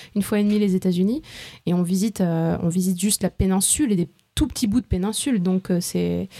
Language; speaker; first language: French; native; French